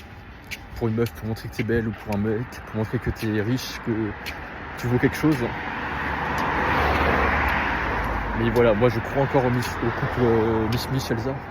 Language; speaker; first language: French; native; French